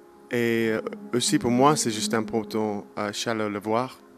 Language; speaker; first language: French; non-native, learner; English